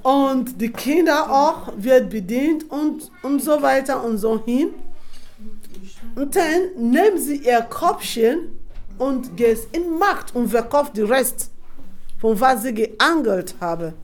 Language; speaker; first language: German; non-native, fluent; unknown